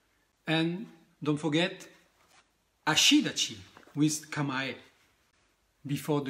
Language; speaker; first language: English; non-native, learner; French